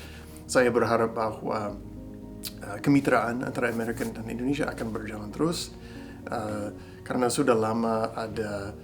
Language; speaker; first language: Indonesian; non-native, fluent; English